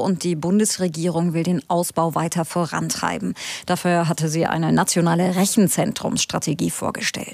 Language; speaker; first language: German; native; German